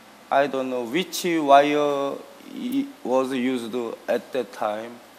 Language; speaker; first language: English; non-native, learner; Korean